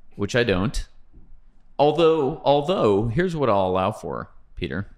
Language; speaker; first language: English; native; English